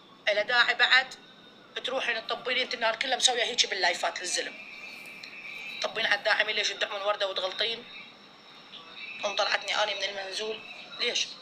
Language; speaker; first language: Arabic; native; Arabic